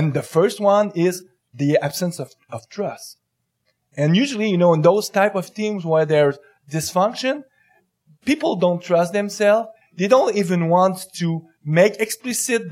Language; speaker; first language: English; non-native, fluent; French